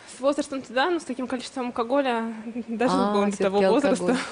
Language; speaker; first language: Russian; native; Russian